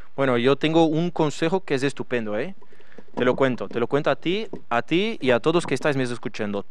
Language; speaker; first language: Spanish; non-native, fluent; Portuguese